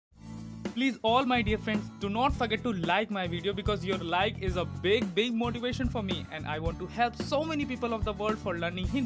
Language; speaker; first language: English; non-native, local second language; Hindi